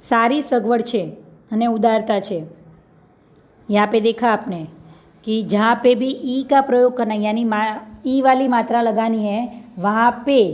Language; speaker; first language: Hindi; non-native, local second language; Gujarati